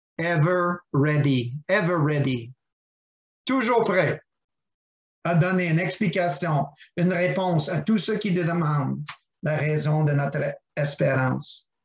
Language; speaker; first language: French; non-native, local second language; English